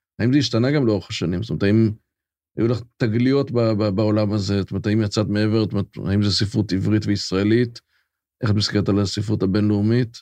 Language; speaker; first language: Hebrew; native; Hebrew